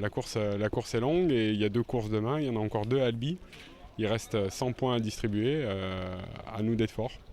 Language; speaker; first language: French; native; French